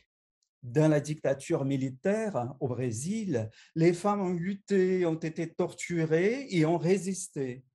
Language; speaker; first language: French; non-native, fluent; Portuguese